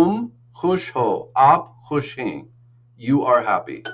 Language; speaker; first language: Hindi; non-native, learner; English